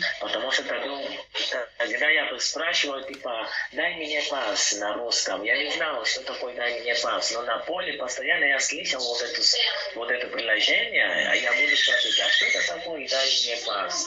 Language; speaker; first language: Russian; non-native, learner; Portuguese